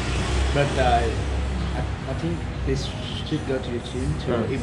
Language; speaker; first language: English; non-native, learner; Vietnamese